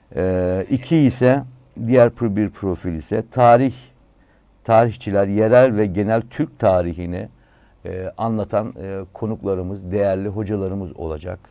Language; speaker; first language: Turkish; native; Turkish